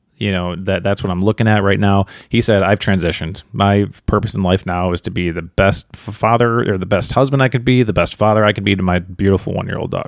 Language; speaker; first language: English; native; English